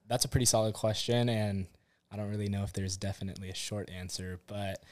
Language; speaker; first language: English; native; English